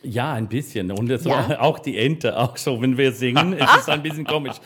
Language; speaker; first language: German; non-native, fluent; English